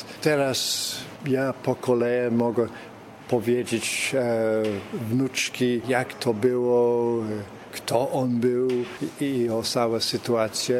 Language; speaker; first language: Polish; early bilingual, heritage; English